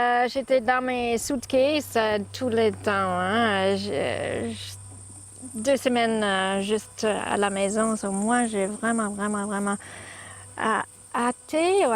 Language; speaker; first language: French; non-native, learner; English